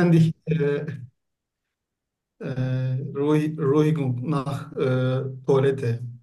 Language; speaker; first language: German; non-native, learner; Turkish